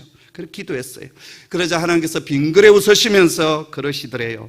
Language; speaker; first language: Korean; native; Korean